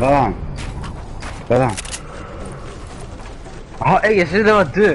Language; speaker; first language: Swedish; early bilingual, other home language; Turkish